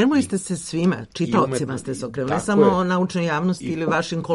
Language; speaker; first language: Serbian; native; Serbian